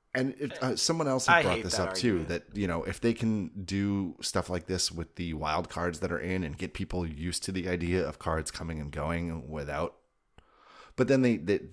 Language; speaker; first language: English; native; English